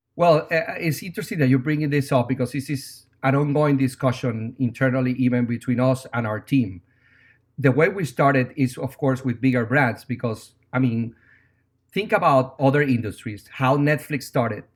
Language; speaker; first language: English; non-native, fluent; Spanish